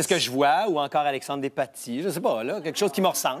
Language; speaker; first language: French; native; French